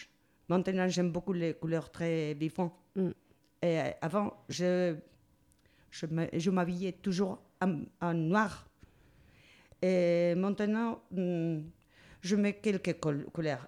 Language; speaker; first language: French; non-native, learner; Spanish